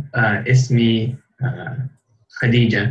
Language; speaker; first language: Arabic; non-native, learner; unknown